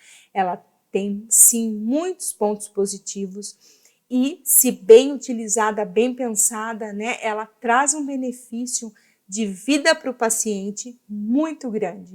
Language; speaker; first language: Portuguese; native; Portuguese